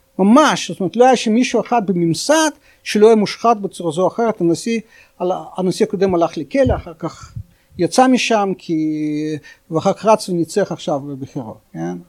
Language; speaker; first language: Hebrew; non-native, fluent; Russian